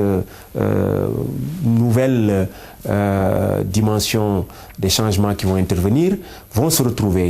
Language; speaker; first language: French; non-native, local second language; Wolof